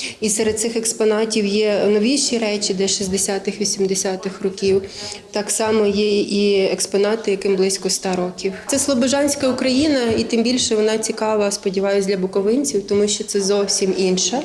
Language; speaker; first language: Ukrainian; native; Ukrainian